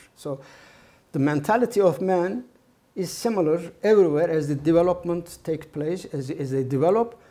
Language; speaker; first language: English; non-native, fluent; Turkish